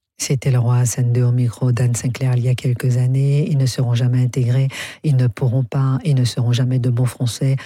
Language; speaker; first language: French; native; French